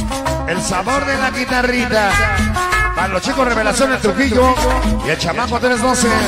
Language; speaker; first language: Spanish; native; Spanish